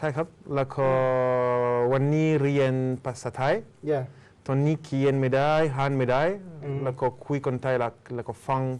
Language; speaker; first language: Thai; non-native, learner; French